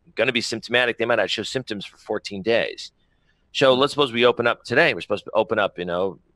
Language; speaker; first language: English; native; English